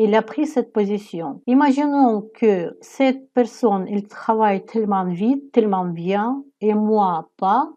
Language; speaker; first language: French; non-native, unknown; Ukrainian